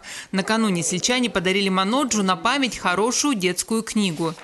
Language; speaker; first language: Russian; native; Russian